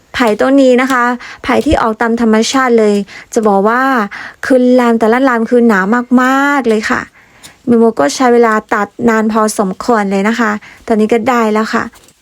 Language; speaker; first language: Thai; non-native, local second language; Karen languages